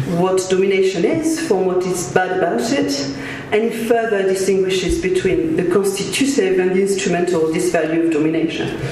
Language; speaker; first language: English; non-native, fluent; French